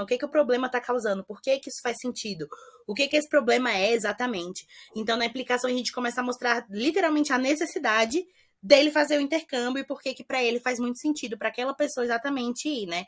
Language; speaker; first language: Portuguese; native; Portuguese